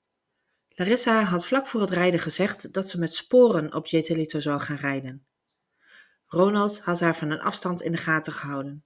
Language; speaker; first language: Dutch; native; Dutch